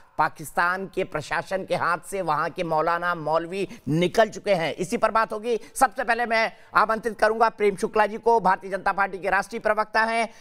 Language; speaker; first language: Hindi; native; Hindi